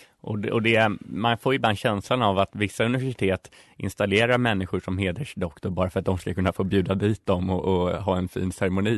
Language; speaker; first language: Swedish; native; Swedish